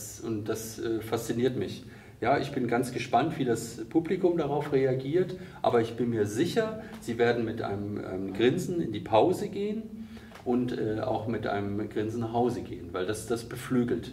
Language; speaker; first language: German; native; German